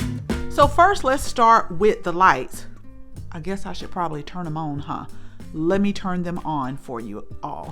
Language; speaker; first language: English; native; English